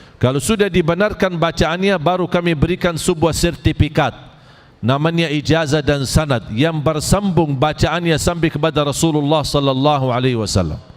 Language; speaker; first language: Malay; non-native, fluent; Arabic